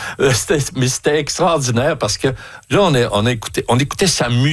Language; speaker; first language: French; native; French